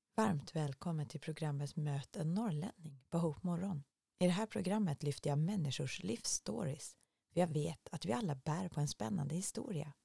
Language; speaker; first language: Swedish; native; Swedish